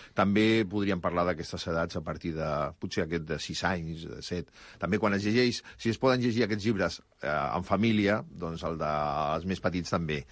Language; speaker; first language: Catalan; native; Catalan